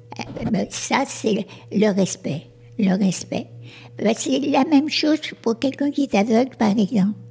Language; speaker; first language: French; native; French